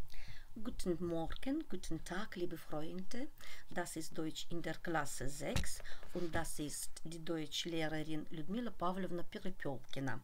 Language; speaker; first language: German; non-native, fluent; Russian